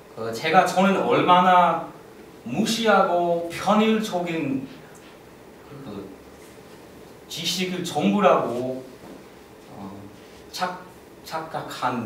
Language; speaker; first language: Korean; non-native, learner; English